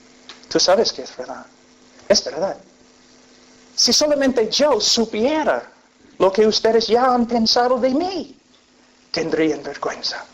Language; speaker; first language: Spanish; non-native, fluent; English